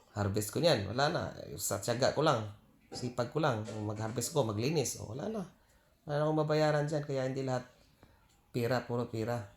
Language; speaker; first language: Filipino; non-native, local second language; Cebuano